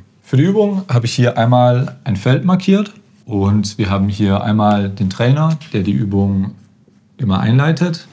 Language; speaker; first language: German; native; German